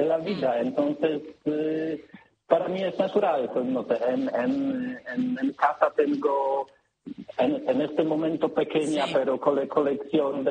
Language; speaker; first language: Spanish; non-native, learner; Polish